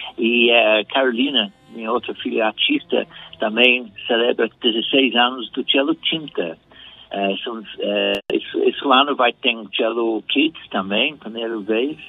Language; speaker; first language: Portuguese; non-native, fluent; English